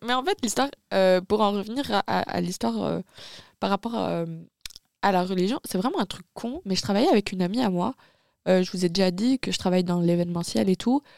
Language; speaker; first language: French; native; French